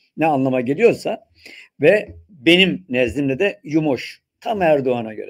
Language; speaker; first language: Turkish; native; Turkish